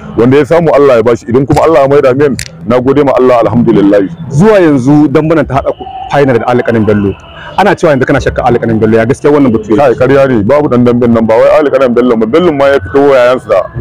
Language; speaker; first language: Hausa; non-native, local second language; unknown